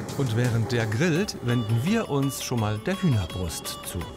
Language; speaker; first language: German; native; German